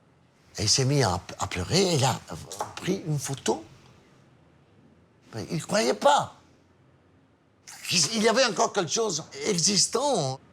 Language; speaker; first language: French; non-native, fluent; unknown